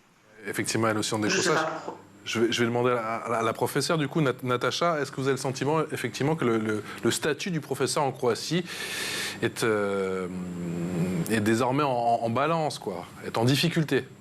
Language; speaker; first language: French; native; French